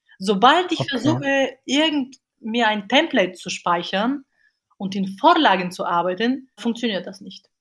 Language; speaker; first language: German; non-native, fluent; Bulgarian